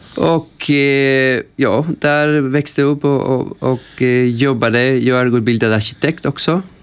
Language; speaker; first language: Swedish; non-native, fluent; Spanish